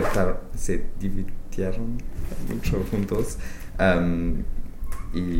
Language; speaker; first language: Spanish; non-native, learner; English